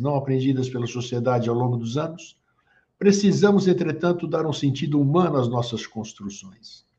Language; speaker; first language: Portuguese; native; Portuguese